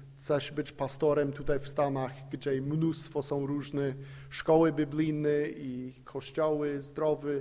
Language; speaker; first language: Polish; non-native, fluent; English